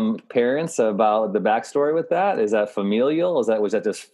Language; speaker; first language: English; native; English